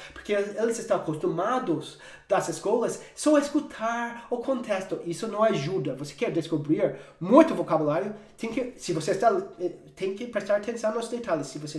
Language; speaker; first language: Portuguese; non-native, fluent; English